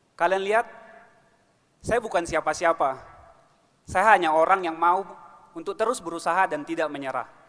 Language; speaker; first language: Indonesian; native; Indonesian